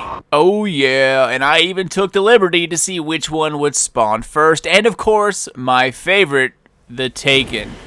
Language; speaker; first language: English; native; English